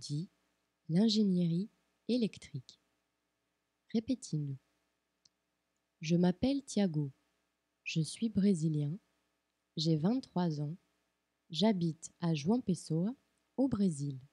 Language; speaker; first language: French; non-native, fluent; Portuguese